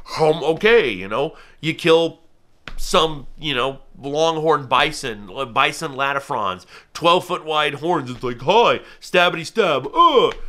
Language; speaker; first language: English; native; English